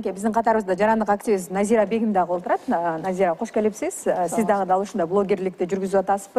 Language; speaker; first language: Kyrgyz; native; Kyrgyz